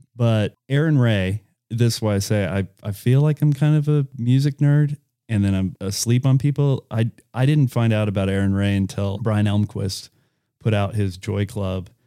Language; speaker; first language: English; native; English